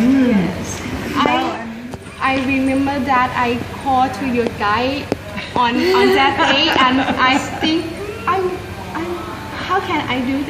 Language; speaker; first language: English; non-native, learner; Thai